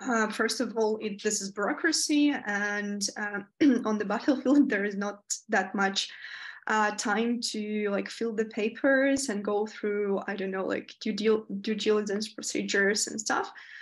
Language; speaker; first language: English; non-native, fluent; Ukrainian